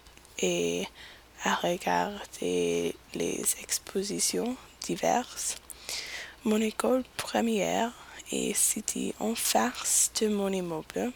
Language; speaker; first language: French; non-native, learner; English